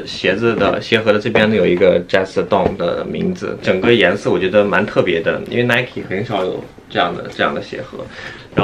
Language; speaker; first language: Chinese; native; Chinese